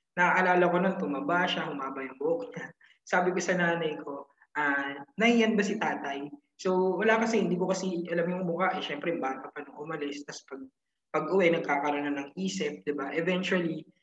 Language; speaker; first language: Filipino; native; Filipino